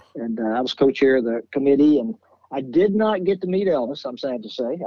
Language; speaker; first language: English; native; English